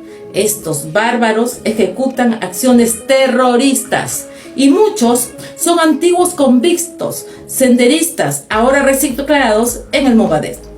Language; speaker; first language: Spanish; native; Spanish